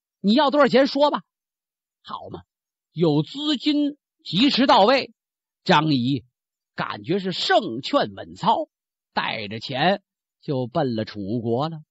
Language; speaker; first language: Chinese; native; Chinese